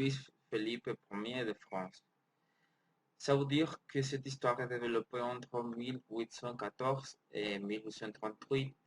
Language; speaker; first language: French; non-native, learner; Spanish